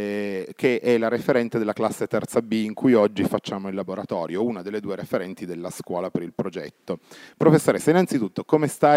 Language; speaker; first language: Italian; native; Italian